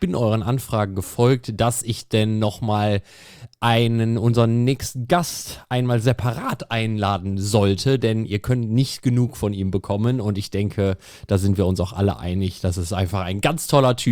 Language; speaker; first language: German; native; German